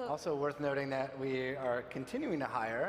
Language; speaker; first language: English; native; English